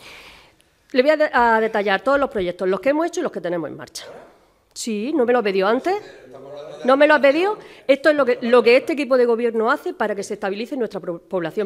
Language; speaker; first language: Spanish; native; Spanish